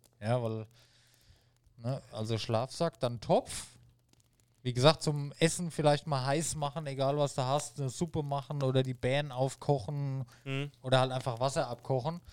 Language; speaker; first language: German; native; German